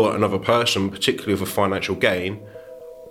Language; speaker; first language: English; native; English